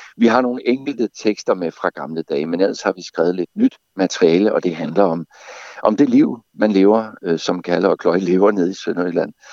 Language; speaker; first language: Danish; native; Danish